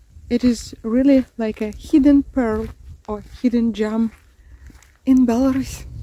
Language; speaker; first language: English; non-native, fluent; Russian